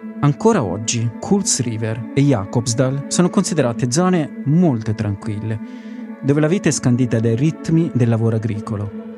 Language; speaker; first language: Italian; native; Italian